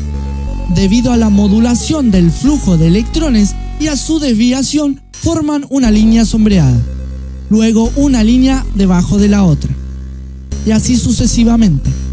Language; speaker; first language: Spanish; native; Spanish